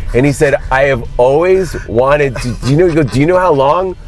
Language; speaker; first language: English; native; English